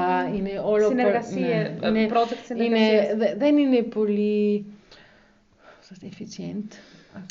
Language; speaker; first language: Greek; non-native, learner; German